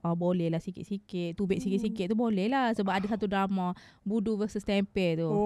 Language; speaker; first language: Malay; non-native, local second language; Tamil